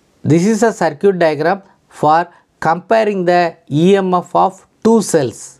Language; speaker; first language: English; non-native, local second language; Tamil